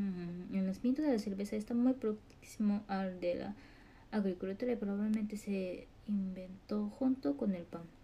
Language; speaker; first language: Spanish; non-native, learner; Japanese